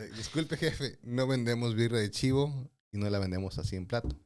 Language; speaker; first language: Spanish; early bilingual, other home language; English